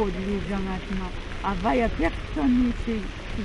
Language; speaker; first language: French; non-native, learner; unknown